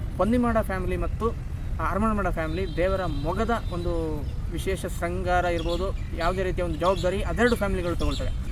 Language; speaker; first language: Kannada; non-native, local second language; Kodava